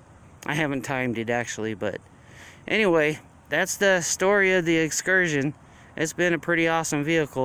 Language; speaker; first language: English; native; English